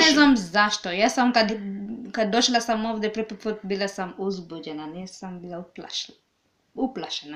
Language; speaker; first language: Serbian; non-native, learner; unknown